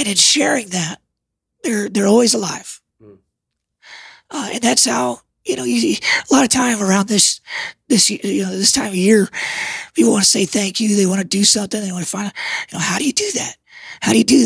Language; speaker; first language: English; native; English